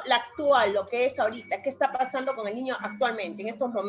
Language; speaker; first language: Spanish; native; Spanish